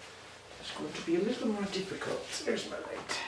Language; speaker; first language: English; native; English